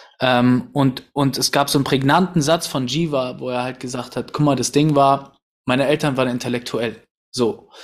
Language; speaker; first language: German; early bilingual, other home language; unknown